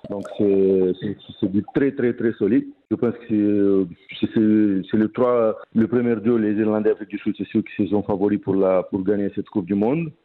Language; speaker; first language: French; non-native, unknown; Romanian